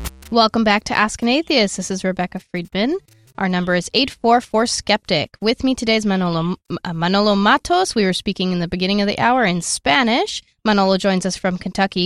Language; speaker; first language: English; native; English